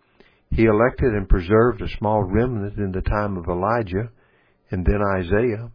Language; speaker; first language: English; native; English